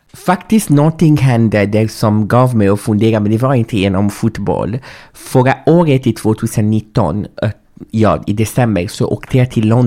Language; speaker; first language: Swedish; non-native, fluent; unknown